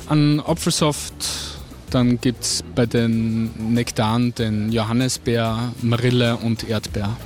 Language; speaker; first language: German; native; German